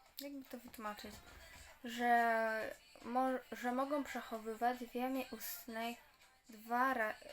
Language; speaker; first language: Polish; native; Polish